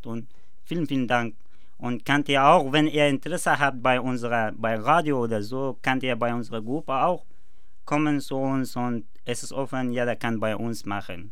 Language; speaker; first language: German; non-native, learner; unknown